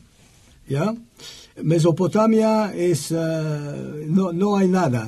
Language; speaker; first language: Spanish; non-native, learner; French